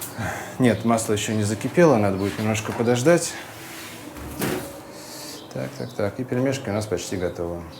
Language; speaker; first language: Russian; native; Russian